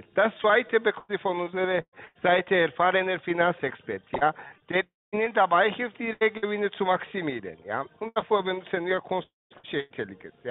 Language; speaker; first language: German; non-native, learner; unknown